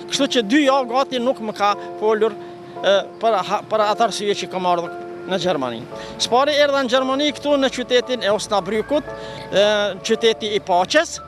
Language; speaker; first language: Albanian; native; Albanian